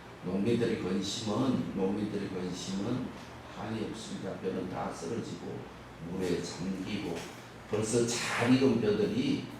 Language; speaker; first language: Korean; native; Korean